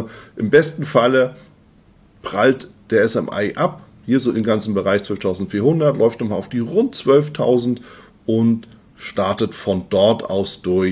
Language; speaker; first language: German; native; German